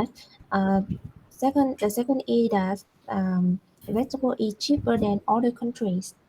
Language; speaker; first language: English; non-native, learner; Vietnamese